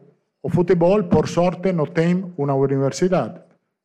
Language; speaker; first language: Portuguese; non-native, fluent; Italian